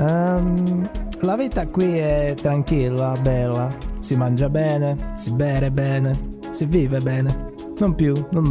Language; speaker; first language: Italian; non-native, learner; Czech